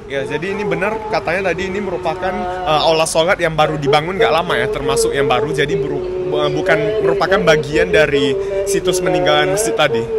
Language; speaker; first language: Indonesian; native; Indonesian